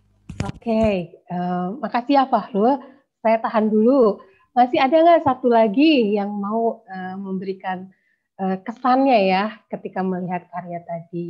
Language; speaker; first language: Indonesian; native; Indonesian